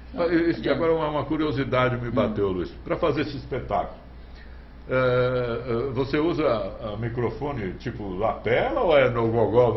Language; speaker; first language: Portuguese; native; Portuguese